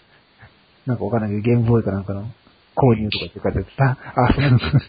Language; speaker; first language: Japanese; native; Japanese